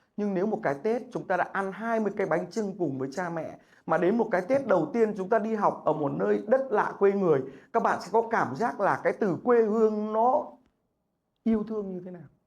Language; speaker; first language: Vietnamese; native; Vietnamese